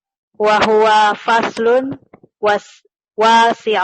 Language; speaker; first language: Arabic; non-native, learner; Indonesian